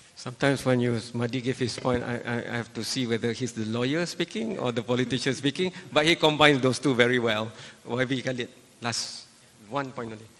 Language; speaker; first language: English; non-native, local second language; Malay